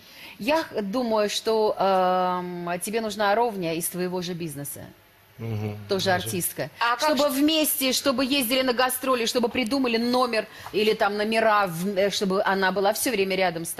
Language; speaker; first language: Russian; native; Russian